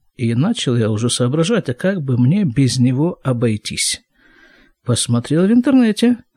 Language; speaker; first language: Russian; native; Russian